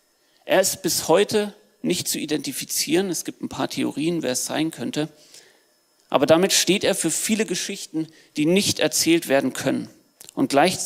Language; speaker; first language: German; native; German